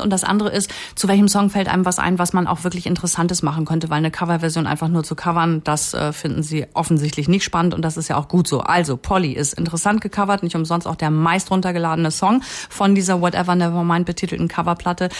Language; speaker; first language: German; native; German